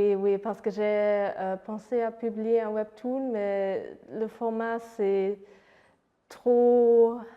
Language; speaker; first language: French; non-native, fluent; Luxembourgish